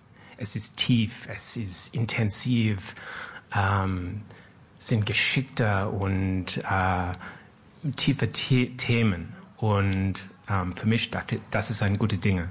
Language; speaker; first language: German; non-native, learner; English